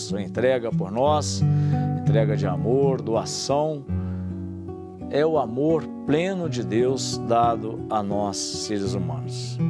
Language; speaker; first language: Portuguese; native; Portuguese